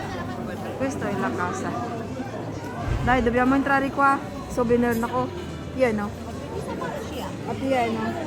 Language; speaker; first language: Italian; non-native, learner; Filipino